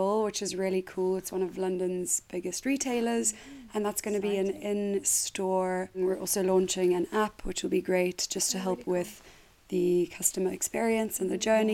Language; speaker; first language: English; native; English